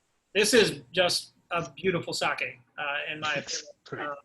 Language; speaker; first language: English; native; English